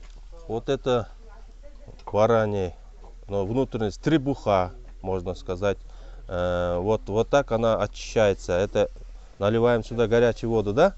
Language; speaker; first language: Russian; non-native, local second language; Kyrgyz